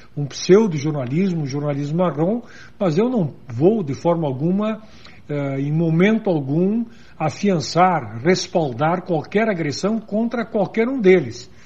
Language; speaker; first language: Portuguese; native; Portuguese